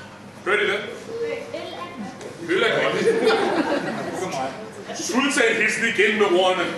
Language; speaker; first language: Danish; native; Danish